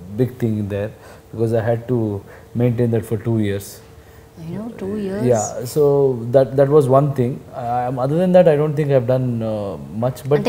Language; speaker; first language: Telugu; non-native, fluent; Kannada